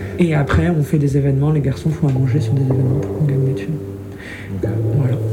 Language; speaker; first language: French; native; French